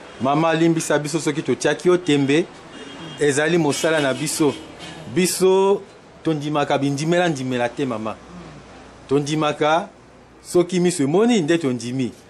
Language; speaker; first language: Lingala; native; Lingala